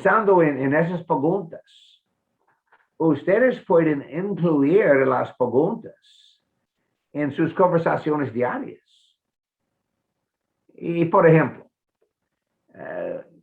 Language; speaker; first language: Spanish; non-native, fluent; English